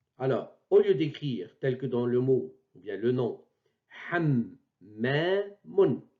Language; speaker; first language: French; non-native, local second language; Arabic